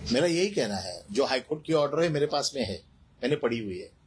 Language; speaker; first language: Hindi; non-native, local second language; Marathi